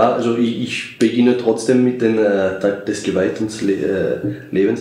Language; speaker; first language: German; non-native, fluent; French